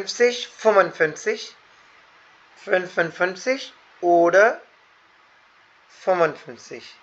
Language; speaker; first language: German; non-native, fluent; Hindi